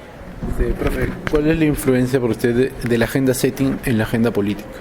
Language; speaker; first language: Spanish; native; Spanish